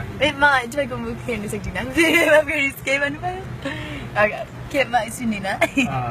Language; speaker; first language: Nepali; non-native, learner; English